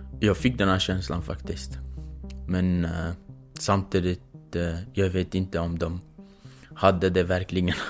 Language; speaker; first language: Swedish; non-native, fluent; Kurdish